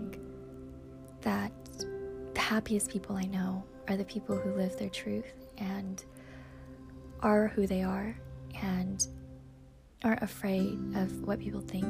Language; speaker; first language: English; native; English